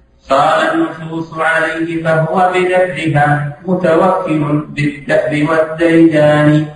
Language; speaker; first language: Arabic; native; Arabic